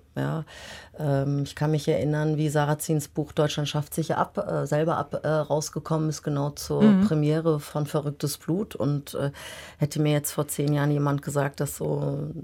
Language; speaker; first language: German; native; German